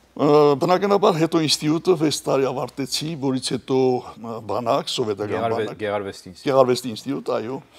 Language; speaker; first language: Armenian; native; Armenian